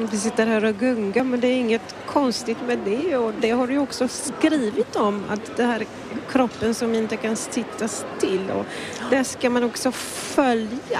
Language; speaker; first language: Swedish; non-native, fluent; Polish